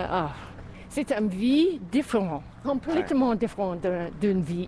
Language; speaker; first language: French; non-native, local second language; English